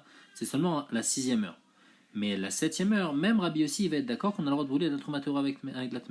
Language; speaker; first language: French; native; French